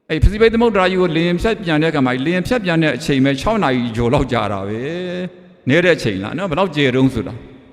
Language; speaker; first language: Burmese; native; Burmese